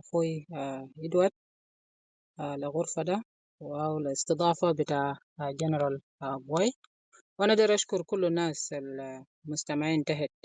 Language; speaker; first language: Arabic; non-native, local second language; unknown